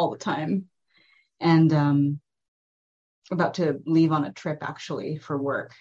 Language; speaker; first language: English; early bilingual, other home language; Filipino